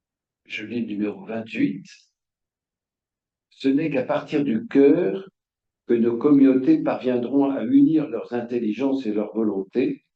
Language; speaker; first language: French; native; French